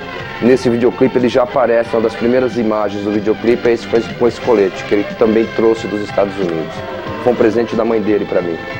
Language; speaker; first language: Portuguese; native; Portuguese